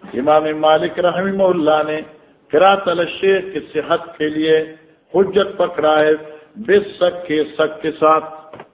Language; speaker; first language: Urdu; non-native, local second language; Northern Hindko